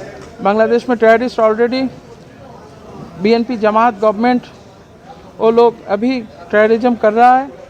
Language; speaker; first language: Hindi; non-native, learner; Bangla